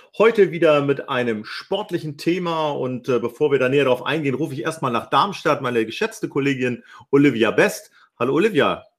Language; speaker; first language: German; native; German